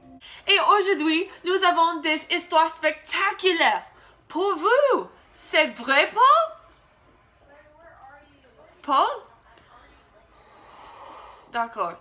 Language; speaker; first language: French; non-native, learner; English